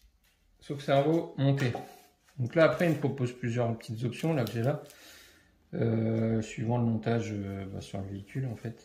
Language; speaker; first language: French; native; French